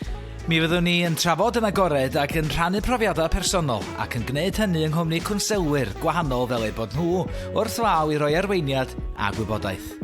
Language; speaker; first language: Welsh; native; Welsh